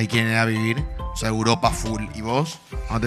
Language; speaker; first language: Spanish; native; Spanish